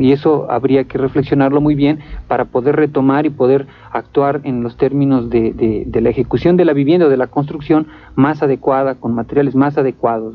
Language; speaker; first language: Spanish; native; Spanish